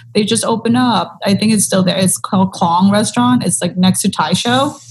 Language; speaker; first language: English; early bilingual, other home language; Thai